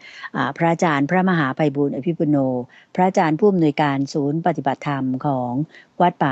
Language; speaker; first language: Thai; native; Thai